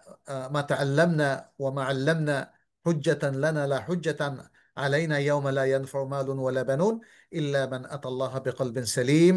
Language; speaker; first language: Arabic; non-native, fluent; Bangla